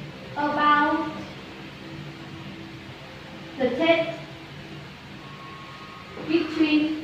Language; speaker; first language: English; non-native, learner; Vietnamese